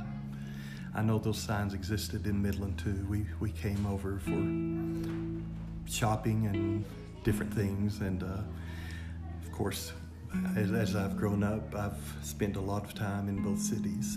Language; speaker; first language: English; native; English